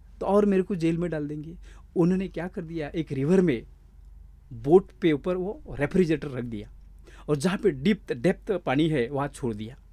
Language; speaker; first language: Hindi; non-native, local second language; Marathi